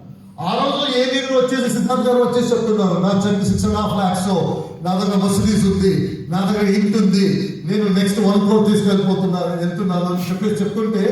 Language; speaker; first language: Telugu; non-native, learner; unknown